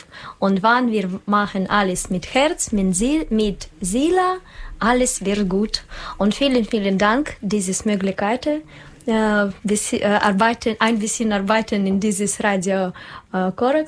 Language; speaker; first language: German; non-native, learner; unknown